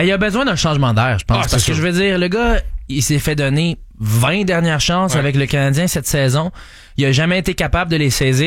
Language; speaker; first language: French; native; French